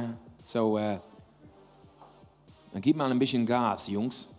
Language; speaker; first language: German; non-native, learner; Dutch